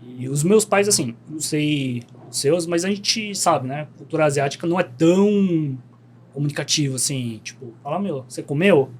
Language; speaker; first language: Portuguese; early bilingual, other home language; Korean